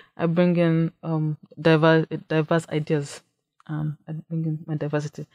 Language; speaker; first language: English; non-native, local second language; Yoruba